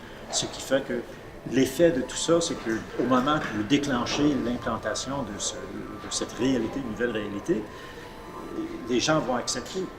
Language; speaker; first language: French; native; French